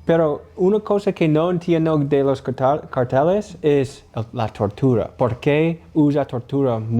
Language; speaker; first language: Spanish; non-native, learner; English